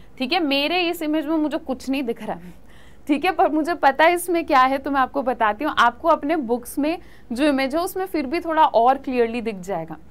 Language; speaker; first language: Hindi; native; Hindi